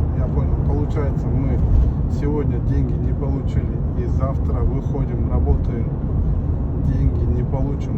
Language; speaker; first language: Russian; non-native, local second language; Kyrgyz